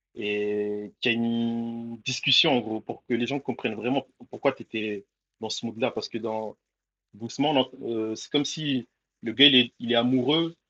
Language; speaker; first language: French; early bilingual, other home language; Comorian